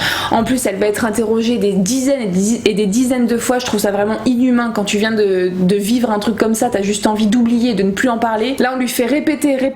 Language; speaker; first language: French; native; French